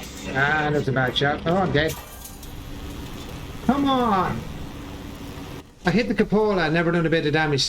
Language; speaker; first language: English; native; English